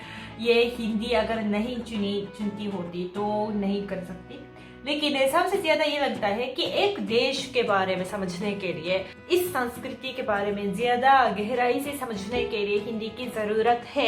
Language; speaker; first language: Hindi; non-native, fluent; Japanese